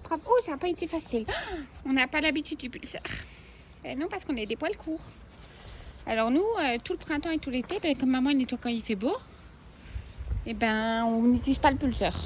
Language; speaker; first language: French; native; French